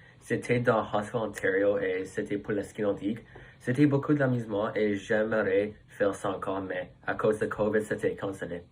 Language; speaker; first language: French; non-native, local second language; Russian